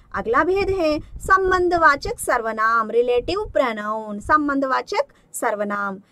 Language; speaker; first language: Hindi; non-native, local second language; Telugu